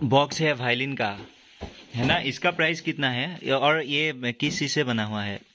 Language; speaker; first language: Hindi; non-native, local second language; Assamese